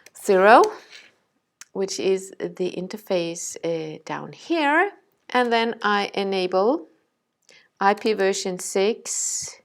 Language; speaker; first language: English; non-native, fluent; Danish